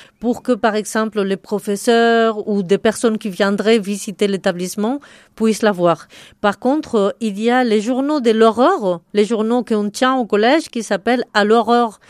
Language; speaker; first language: French; non-native, fluent; Spanish